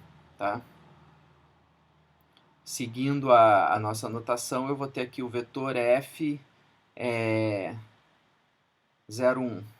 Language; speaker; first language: Portuguese; native; Portuguese